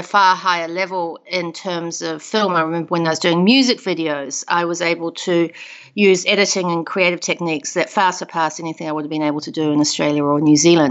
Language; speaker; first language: English; native; English